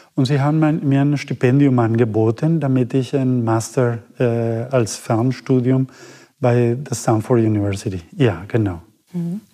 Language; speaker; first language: German; non-native, fluent; Spanish